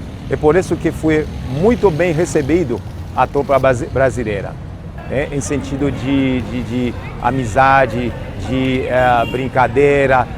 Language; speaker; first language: Portuguese; non-native, fluent; Haitian Creole